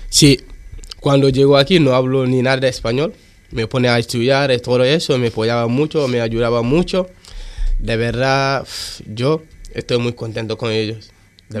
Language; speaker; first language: Spanish; non-native, learner; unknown